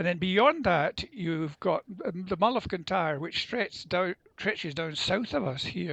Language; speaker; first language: English; native; English